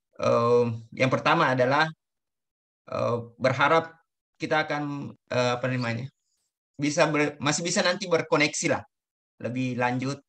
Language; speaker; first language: Indonesian; native; Indonesian